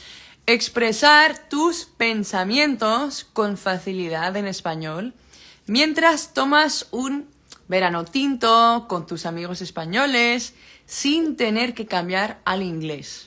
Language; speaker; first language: Spanish; non-native, fluent; Dutch